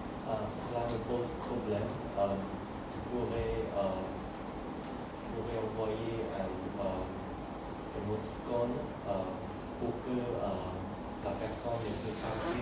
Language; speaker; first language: French; non-native, learner; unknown